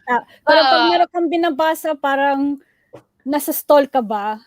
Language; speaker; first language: Filipino; early bilingual, heritage; Filipino